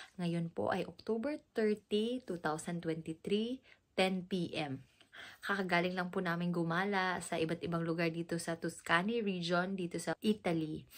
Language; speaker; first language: Filipino; non-native, local second language; Cebuano